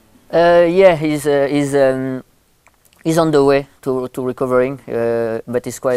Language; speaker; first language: English; non-native, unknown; French